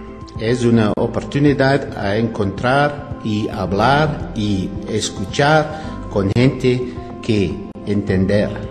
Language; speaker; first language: Spanish; non-native, learner; English